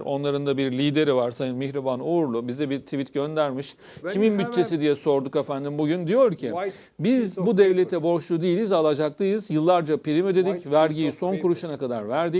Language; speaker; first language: Turkish; native; Turkish